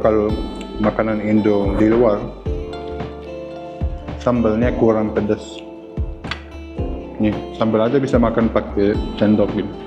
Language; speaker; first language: Indonesian; non-native, fluent; Arabic